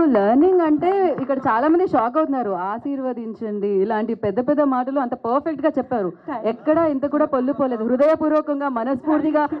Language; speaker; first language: Telugu; native; Telugu